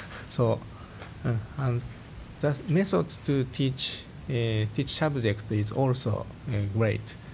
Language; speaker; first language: English; non-native, fluent; Japanese